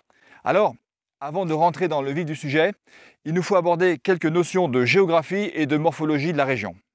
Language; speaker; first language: French; native; French